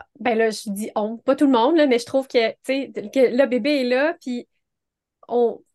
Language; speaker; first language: French; native; French